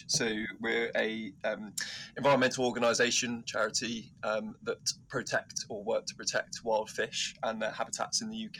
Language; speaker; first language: English; native; English